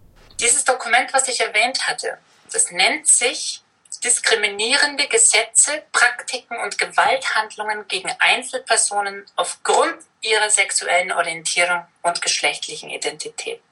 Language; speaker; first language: German; native; German